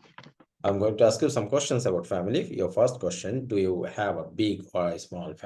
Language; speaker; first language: English; non-native, fluent; Bangla